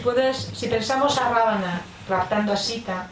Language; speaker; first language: Spanish; native; Spanish